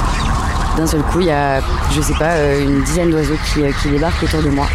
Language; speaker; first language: French; native; French